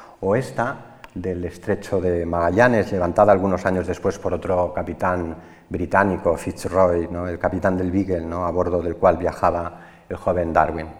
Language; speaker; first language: Spanish; native; Spanish